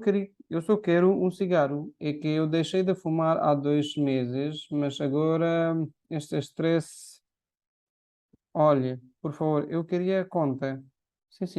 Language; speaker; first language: Portuguese; non-native, fluent; Hindi